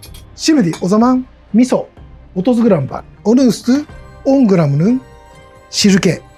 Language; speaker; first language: Turkish; non-native, learner; Japanese